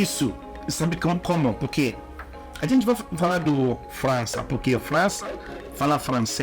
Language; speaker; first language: Portuguese; non-native, learner; Igbo